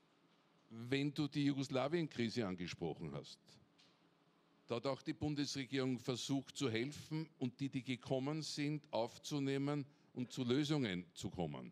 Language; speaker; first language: German; native; German